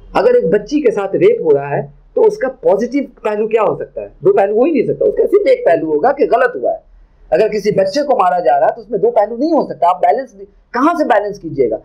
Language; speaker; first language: Hindi; native; Hindi